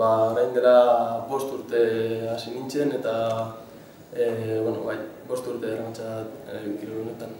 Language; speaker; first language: Basque; non-native, local second language; Spanish